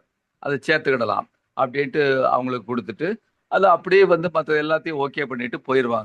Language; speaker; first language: Tamil; native; Tamil